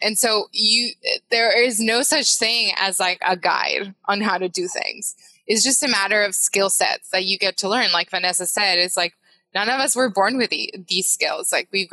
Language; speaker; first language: English; non-native, fluent; Spanish